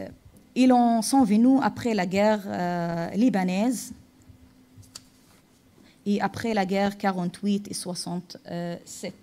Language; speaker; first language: French; non-native, fluent; Arabic